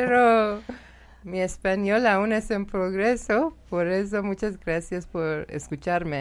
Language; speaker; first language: Spanish; non-native, learner; Persian